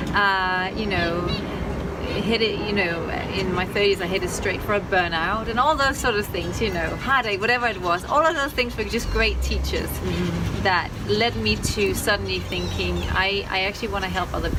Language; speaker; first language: English; non-native, fluent; Danish